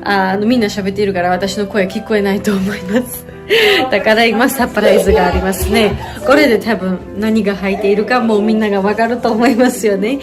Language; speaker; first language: Japanese; non-native, learner; Georgian